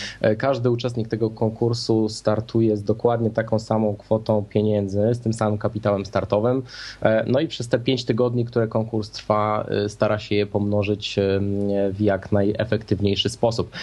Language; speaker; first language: Polish; native; Polish